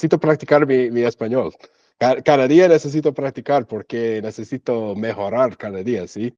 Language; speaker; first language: Spanish; non-native, learner; English